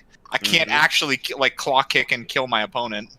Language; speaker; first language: English; native; English